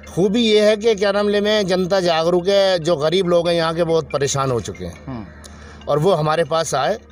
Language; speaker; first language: Hindi; native; Hindi